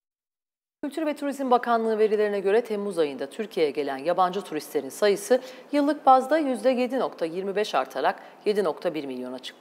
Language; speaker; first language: Turkish; native; Turkish